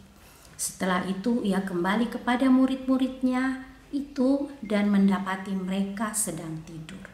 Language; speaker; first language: Indonesian; native; Indonesian